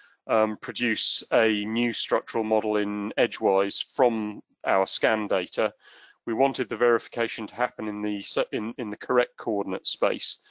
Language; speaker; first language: English; native; English